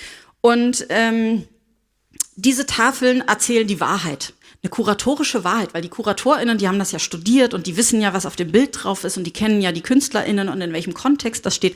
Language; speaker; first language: German; native; German